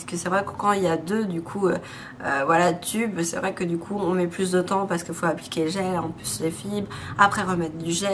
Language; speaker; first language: French; native; French